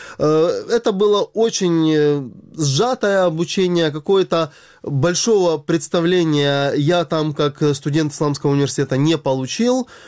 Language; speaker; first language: Russian; native; Russian